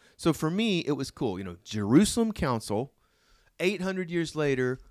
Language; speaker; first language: English; native; English